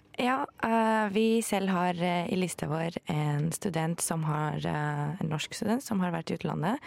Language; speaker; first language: Norwegian; non-native, fluent; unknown